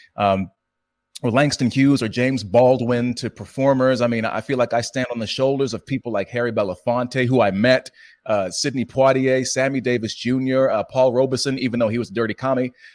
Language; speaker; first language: English; native; English